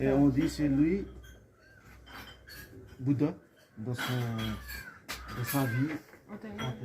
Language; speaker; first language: French; non-native, fluent; Nepali